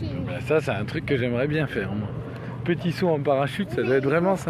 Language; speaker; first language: French; native; French